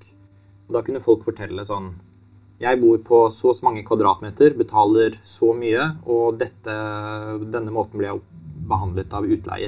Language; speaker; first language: Norwegian; native; Norwegian